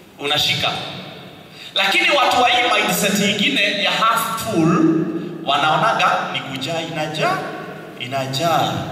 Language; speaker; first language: Swahili; non-native, local second language; Kikuyu